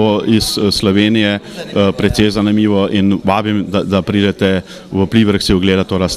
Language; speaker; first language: Slovenian; early bilingual, heritage; Slovenian